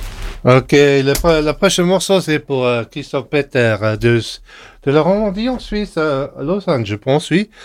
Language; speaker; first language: French; non-native, fluent; German